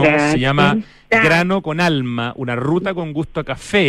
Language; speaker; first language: Spanish; native; Spanish